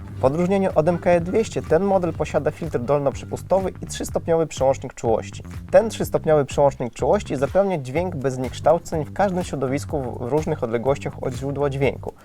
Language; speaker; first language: Polish; native; Polish